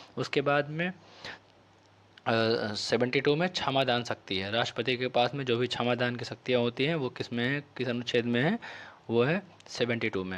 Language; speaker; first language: Hindi; native; Hindi